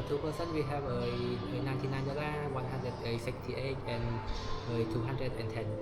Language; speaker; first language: English; non-native, learner; Khmer